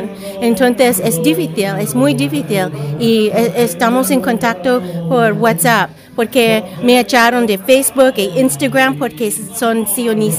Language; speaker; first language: Spanish; non-native, learner; English